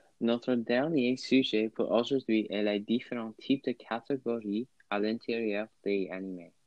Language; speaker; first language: French; non-native, learner; English